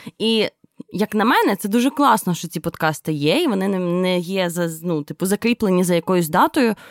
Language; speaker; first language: Ukrainian; native; Ukrainian